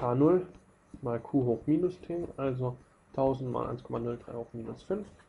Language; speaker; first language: German; native; German